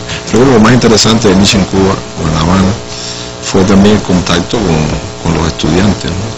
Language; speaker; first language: Spanish; native; Spanish